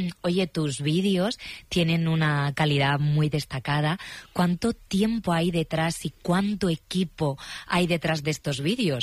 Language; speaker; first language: Spanish; native; Spanish